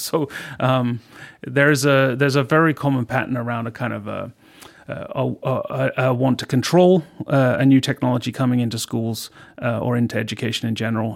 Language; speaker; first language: English; native; English